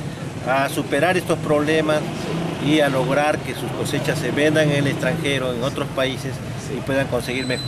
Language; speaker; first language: Spanish; native; Spanish